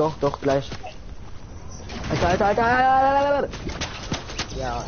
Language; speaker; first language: German; native; German